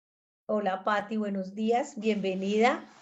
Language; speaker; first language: Spanish; native; Spanish